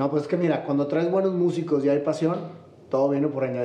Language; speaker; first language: Spanish; native; Spanish